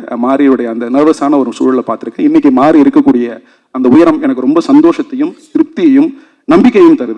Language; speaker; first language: Tamil; native; Tamil